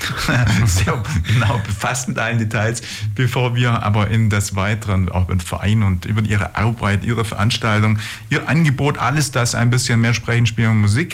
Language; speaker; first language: German; native; German